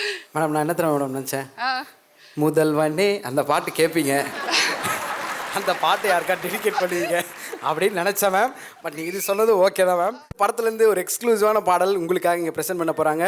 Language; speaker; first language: Tamil; native; Tamil